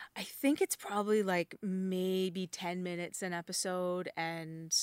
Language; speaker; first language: English; native; English